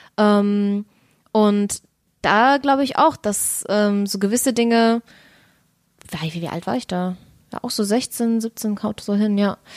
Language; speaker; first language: German; early bilingual, other home language; Russian